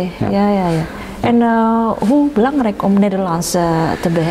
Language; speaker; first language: Dutch; non-native, learner; Indonesian